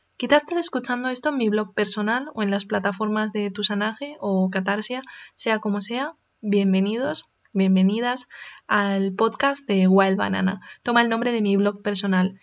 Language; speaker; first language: Spanish; early bilingual, other home language; Chinese